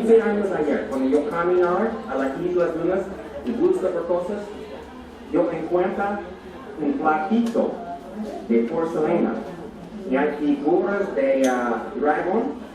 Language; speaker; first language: Spanish; non-native, learner; English